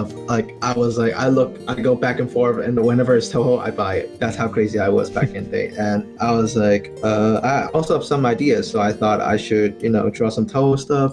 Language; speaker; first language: English; non-native, local second language; Cantonese